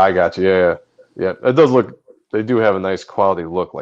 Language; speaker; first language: English; native; English